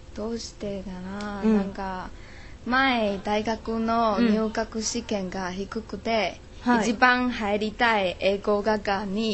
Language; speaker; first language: Japanese; non-native, fluent; Chinese